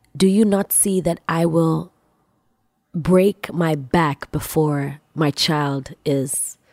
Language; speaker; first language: English; non-native, local second language; Swahili